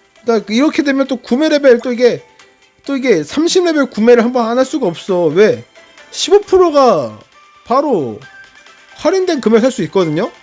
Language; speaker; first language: Korean; native; Korean